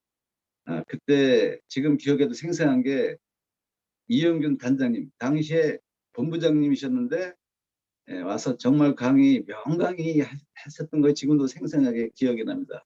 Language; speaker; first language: Korean; native; Korean